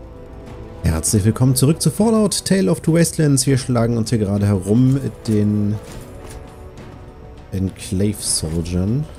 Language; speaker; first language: German; native; German